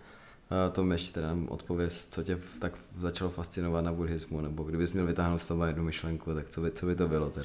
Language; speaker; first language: Czech; native; Czech